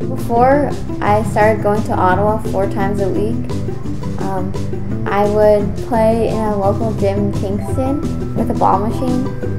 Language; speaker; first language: English; native; English